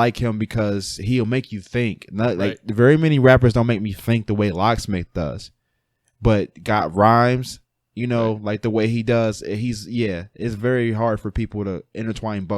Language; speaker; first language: English; native; English